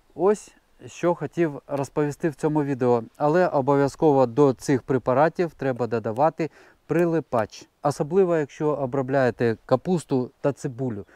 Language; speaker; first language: Ukrainian; non-native, local second language; Russian